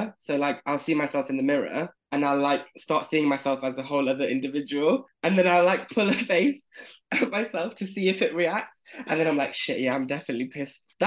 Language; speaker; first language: English; native; English